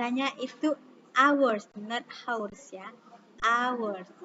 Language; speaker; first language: English; non-native, fluent; Indonesian